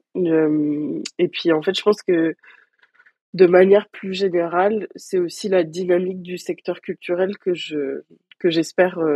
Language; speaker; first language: French; native; French